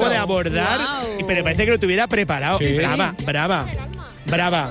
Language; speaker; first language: Spanish; native; Spanish